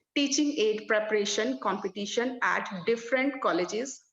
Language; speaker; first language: English; non-native, local second language; Punjabi